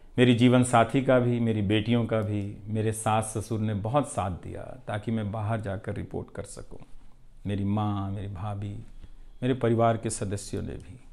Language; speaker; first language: Hindi; non-native, local second language; Bhojpuri